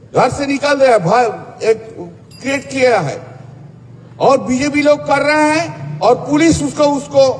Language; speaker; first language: Hindi; non-native, local second language; Bangla